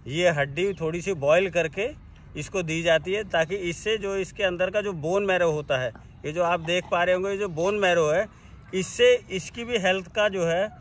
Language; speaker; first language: Hindi; native; Hindi